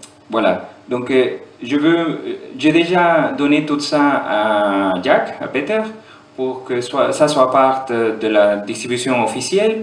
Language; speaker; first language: French; non-native, fluent; German